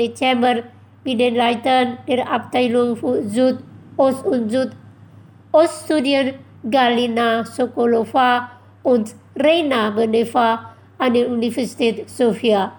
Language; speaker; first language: German; non-native, fluent; Indonesian